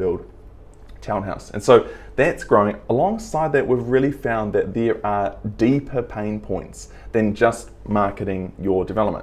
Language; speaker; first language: English; native; English